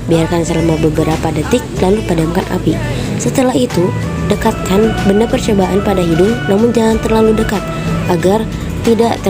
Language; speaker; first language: Indonesian; native; Indonesian